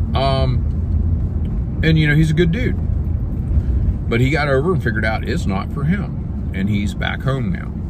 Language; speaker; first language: English; native; English